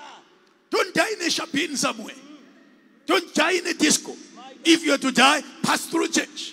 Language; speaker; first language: English; non-native, local second language; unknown